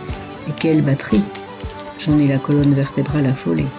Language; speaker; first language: French; native; French